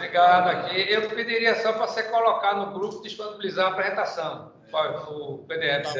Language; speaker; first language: Portuguese; native; Portuguese